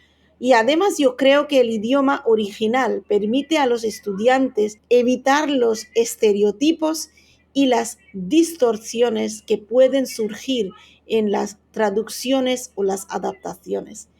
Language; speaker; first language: Spanish; non-native, fluent; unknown